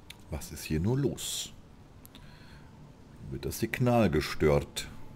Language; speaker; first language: German; native; German